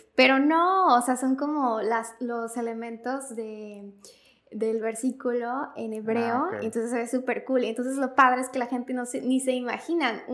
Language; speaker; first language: Spanish; native; Spanish